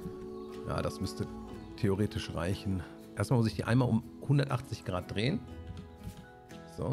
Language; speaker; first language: German; native; German